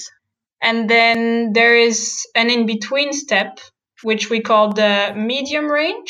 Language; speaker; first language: English; non-native, fluent; French